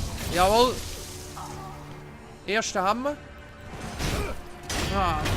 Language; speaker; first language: German; native; German